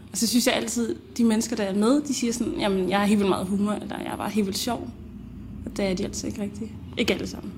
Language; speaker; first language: Danish; early bilingual, other home language; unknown